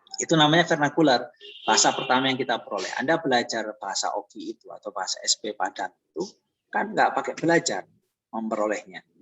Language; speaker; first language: Indonesian; non-native, local second language; Javanese